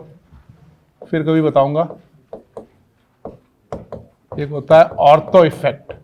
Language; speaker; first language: Hindi; native; Hindi